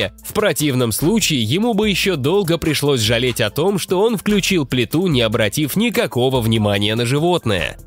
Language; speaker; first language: Russian; native; Russian